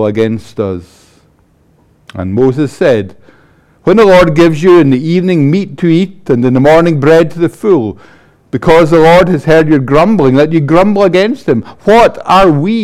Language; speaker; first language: English; native; English